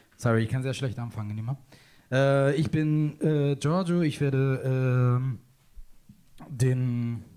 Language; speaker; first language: German; non-native, fluent; Italian